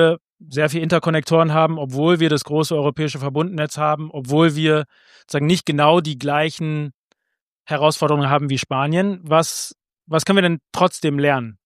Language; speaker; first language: German; native; German